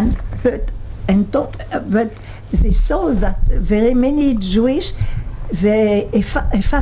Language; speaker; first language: English; non-native, learner; French